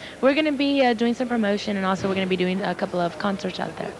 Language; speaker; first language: English; native; English